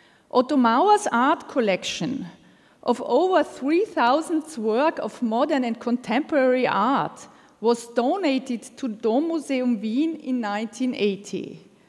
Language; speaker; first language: English; non-native, fluent; German